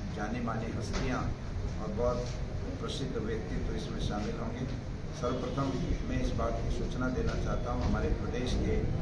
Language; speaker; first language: Hindi; native; Hindi